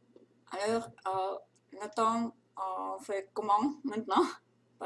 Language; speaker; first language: French; non-native, learner; Russian